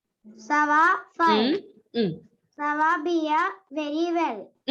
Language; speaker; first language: French; non-native, learner; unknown